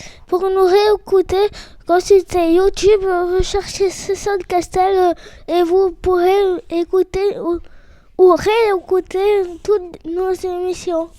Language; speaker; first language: French; native; French